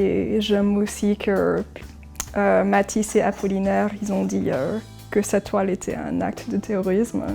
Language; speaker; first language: French; early bilingual, heritage; English